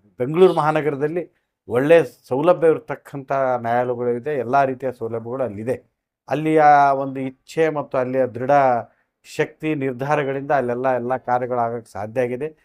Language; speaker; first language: Kannada; native; Kannada